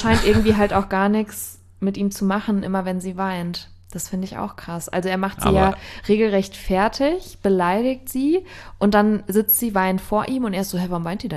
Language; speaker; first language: German; native; German